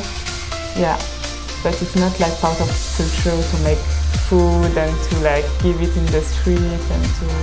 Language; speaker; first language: English; non-native, fluent; French